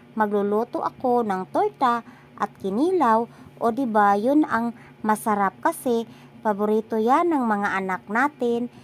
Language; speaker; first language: Filipino; non-native, local second language; Cebuano